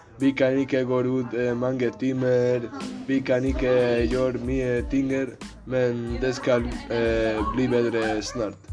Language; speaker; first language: Norwegian; non-native, learner; Spanish